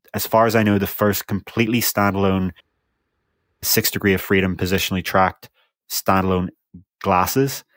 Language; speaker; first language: English; native; English